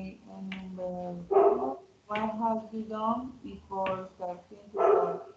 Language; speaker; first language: English; non-native, learner; Spanish